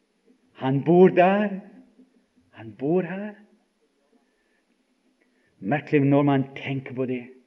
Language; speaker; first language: Norwegian; non-native, fluent; English